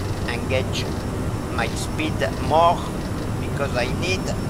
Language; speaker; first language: English; non-native, learner; French